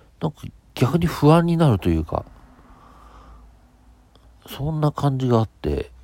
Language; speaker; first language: Japanese; native; Japanese